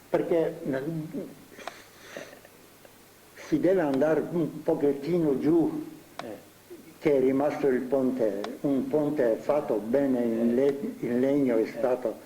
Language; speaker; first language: Italian; non-native, fluent; Slovenian